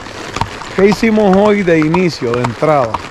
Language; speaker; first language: Spanish; native; Spanish